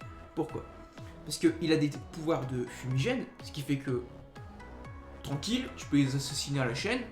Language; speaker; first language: French; native; French